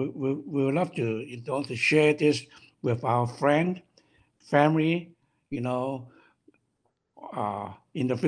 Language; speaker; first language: English; non-native, local second language; Cantonese